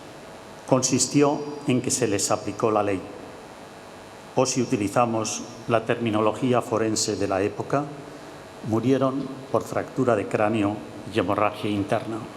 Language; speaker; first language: Spanish; native; Spanish